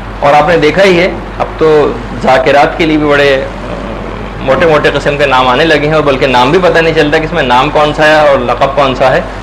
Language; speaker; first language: Urdu; native; Urdu